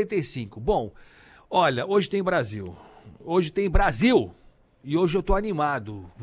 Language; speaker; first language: Portuguese; native; Portuguese